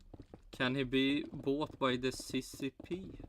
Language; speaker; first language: English; non-native, fluent; Swedish